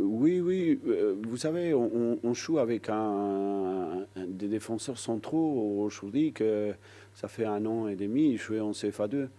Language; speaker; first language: French; non-native, fluent; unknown